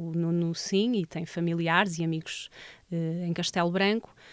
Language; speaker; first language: Portuguese; native; Portuguese